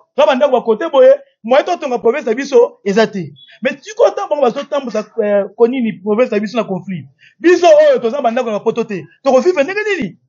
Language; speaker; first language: Lingala; non-native, local second language; Kituba (Democratic Republic of Congo)